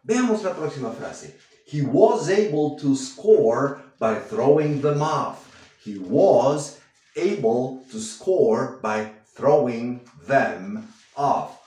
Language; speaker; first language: English; non-native, fluent; Spanish